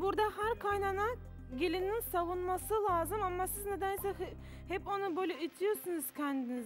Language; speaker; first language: Turkish; non-native, learner; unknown